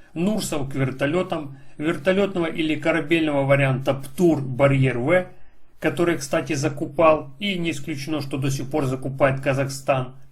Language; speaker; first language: Russian; non-native, local second language; Ukrainian